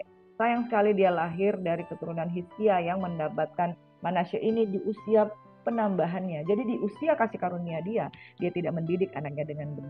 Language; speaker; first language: Indonesian; native; Indonesian